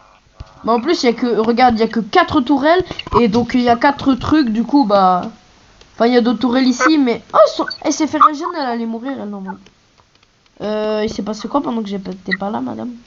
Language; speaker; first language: French; native; French